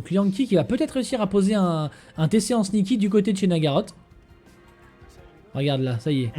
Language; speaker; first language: French; native; French